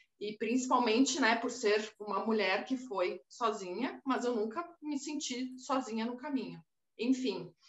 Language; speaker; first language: Portuguese; native; Portuguese